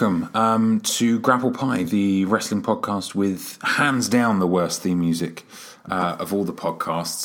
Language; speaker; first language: English; native; English